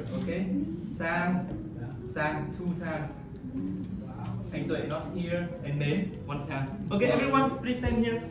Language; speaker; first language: English; non-native, learner; Vietnamese